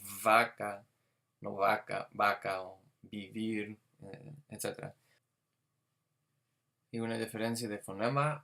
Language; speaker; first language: Spanish; non-native, fluent; English